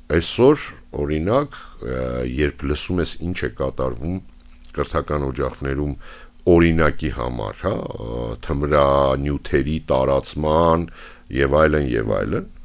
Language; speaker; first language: Armenian; native; Armenian